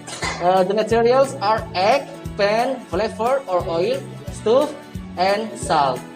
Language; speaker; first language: English; non-native, learner; Indonesian